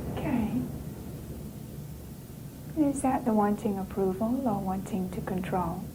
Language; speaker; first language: English; native; English